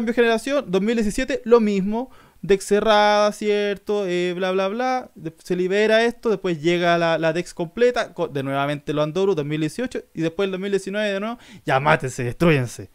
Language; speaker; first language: Spanish; native; Spanish